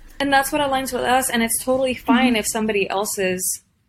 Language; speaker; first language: English; non-native, local second language; Spanish